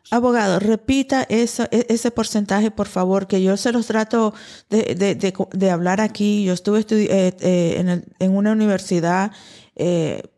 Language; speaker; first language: Spanish; early bilingual, heritage; Spanish